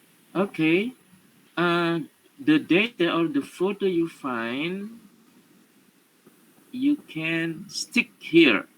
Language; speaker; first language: English; non-native, learner; Indonesian